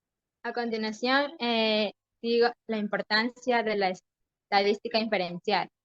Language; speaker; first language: Spanish; native; Spanish